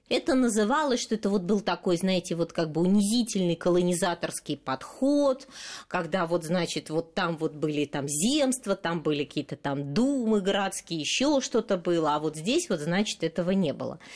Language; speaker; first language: Russian; native; Russian